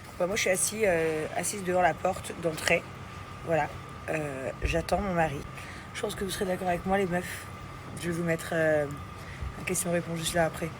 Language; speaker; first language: French; early bilingual, other home language; English